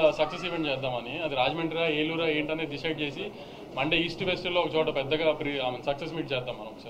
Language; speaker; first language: Telugu; native; Telugu